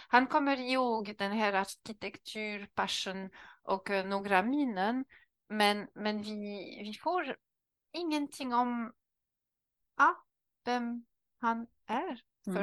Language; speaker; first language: Swedish; non-native, learner; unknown